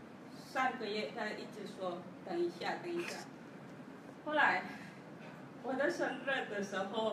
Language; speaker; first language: Chinese; non-native, learner; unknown